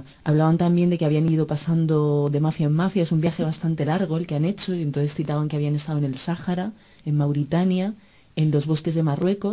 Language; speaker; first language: Spanish; native; Spanish